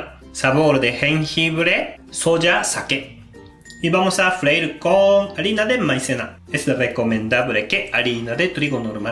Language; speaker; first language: Spanish; non-native, learner; Japanese